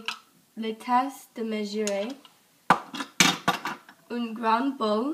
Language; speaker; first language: French; non-native, learner; English